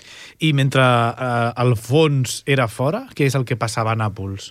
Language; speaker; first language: Catalan; native; Catalan